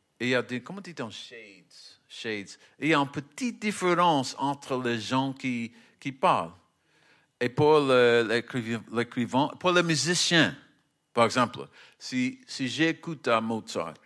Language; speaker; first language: French; non-native, learner; English